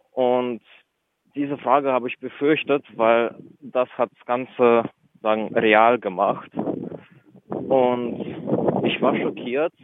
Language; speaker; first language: German; early bilingual, other home language; Russian